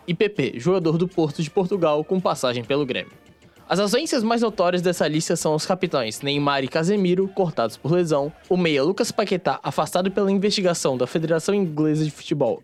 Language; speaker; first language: Portuguese; native; Portuguese